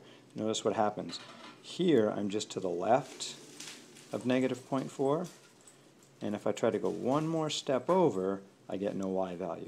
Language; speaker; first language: English; native; English